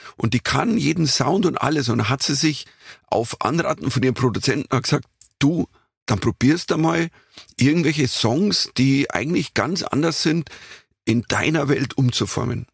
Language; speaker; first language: German; native; German